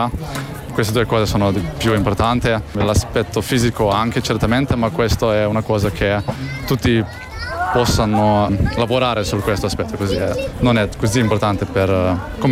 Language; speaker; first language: Italian; non-native, learner; Slovenian